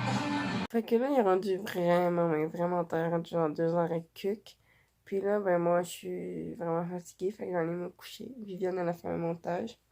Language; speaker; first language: French; native; French